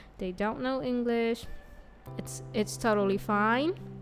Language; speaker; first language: English; non-native, local second language; Chinese